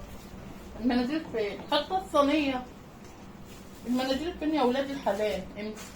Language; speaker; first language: Arabic; native; Arabic